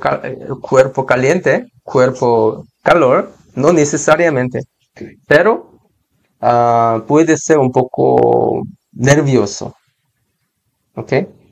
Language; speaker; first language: Spanish; non-native, learner; Korean